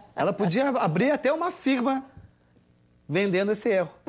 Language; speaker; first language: Portuguese; native; Portuguese